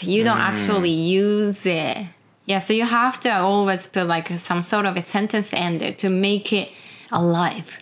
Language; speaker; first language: English; non-native, fluent; Japanese